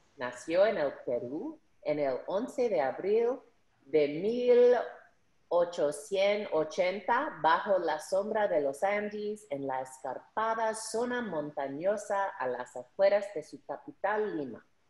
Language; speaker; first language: Spanish; early bilingual, heritage; Spanish